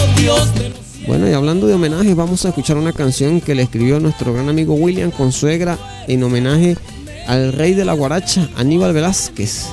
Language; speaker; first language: Spanish; native; Spanish